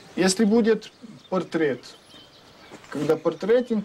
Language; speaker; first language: Russian; non-native, learner; French